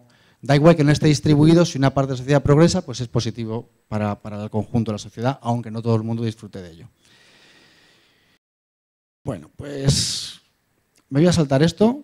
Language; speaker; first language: Spanish; native; Spanish